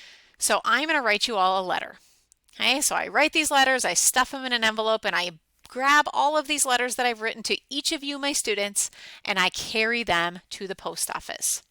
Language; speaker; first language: English; native; English